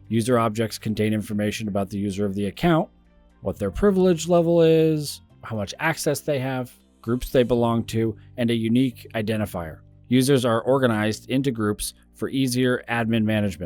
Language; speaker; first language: English; native; English